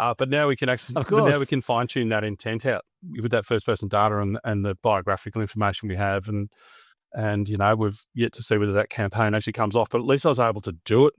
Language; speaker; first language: English; native; English